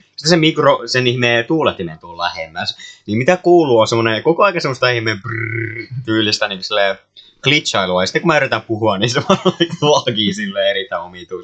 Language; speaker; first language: Finnish; native; Finnish